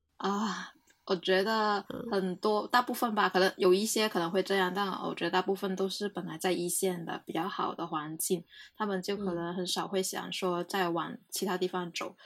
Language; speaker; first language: Chinese; non-native, local second language; Cantonese